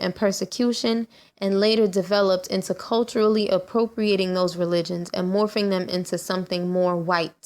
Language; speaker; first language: English; native; English